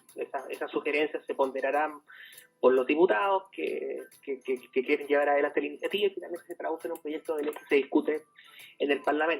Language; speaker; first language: Spanish; native; Spanish